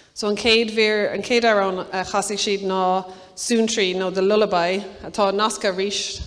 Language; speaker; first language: Irish; non-native, local second language; English